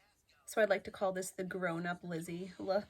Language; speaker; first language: English; native; English